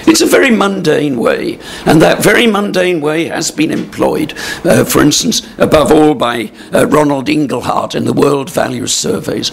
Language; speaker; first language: English; native; English